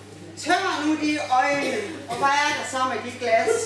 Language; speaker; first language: Danish; native; Danish